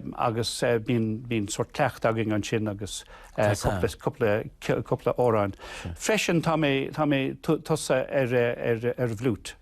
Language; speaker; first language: Irish; non-native, local second language; English